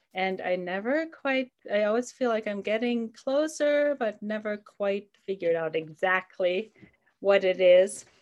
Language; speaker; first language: English; non-native, fluent; German